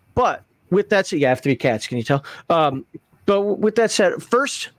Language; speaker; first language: English; native; English